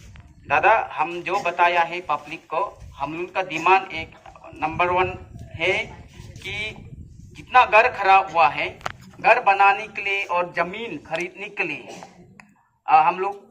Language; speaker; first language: Hindi; non-native, local second language; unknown